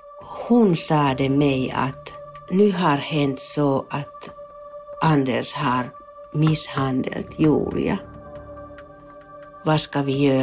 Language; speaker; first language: Swedish; non-native, learner; Finnish